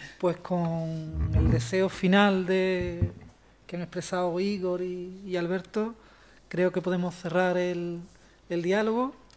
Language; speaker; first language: Spanish; native; Spanish